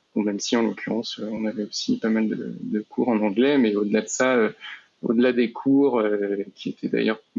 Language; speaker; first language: French; native; French